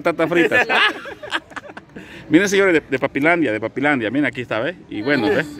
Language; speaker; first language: Spanish; native; Spanish